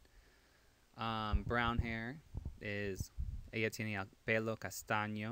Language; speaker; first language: Spanish; non-native, fluent; English